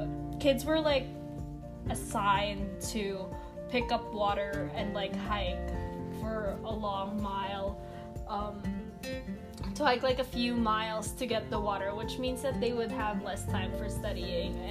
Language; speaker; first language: English; non-native, local second language; Filipino